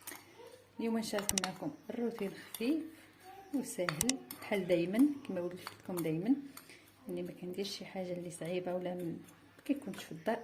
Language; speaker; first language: Arabic; native; Arabic